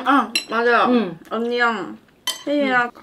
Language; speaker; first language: Korean; non-native, learner; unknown